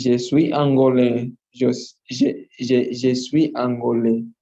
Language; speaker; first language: French; non-native, learner; Portuguese